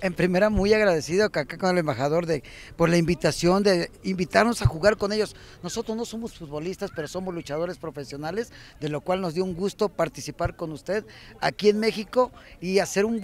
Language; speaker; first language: Spanish; native; Spanish